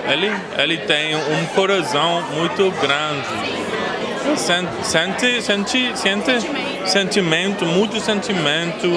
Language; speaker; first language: Portuguese; non-native, learner; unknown